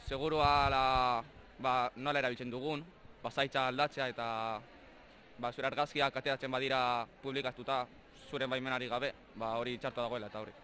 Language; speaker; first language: Basque; non-native, local second language; Spanish